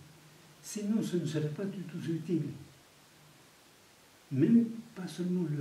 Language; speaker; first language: French; non-native, fluent; Tibetan